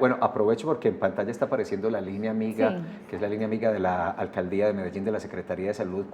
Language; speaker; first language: Spanish; native; Spanish